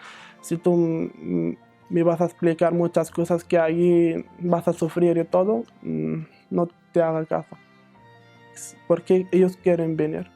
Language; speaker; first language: Spanish; non-native, learner; Arabic